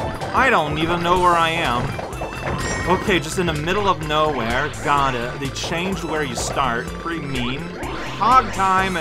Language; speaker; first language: English; native; English